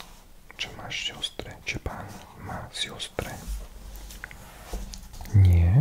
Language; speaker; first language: Polish; non-native, learner; English